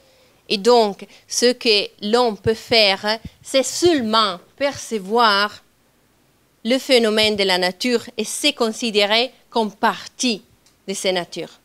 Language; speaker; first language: French; non-native, fluent; Italian